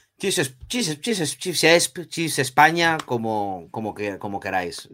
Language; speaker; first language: Spanish; early bilingual, other home language; Portuguese